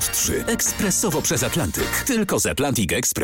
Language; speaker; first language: Polish; native; Polish